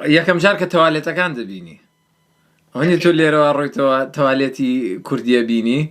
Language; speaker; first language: Central Kurdish; early bilingual, heritage; Central Kurdish